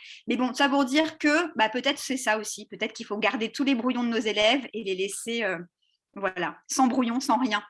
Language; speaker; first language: French; native; French